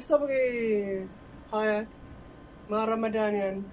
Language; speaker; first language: Arabic; non-native, learner; Amharic